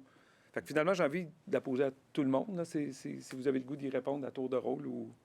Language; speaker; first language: French; native; French